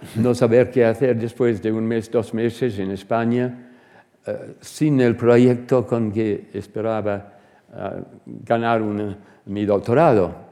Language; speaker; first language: Spanish; non-native, fluent; English